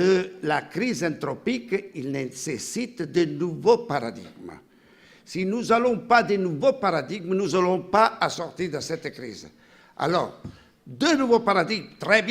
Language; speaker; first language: French; non-native, fluent; Italian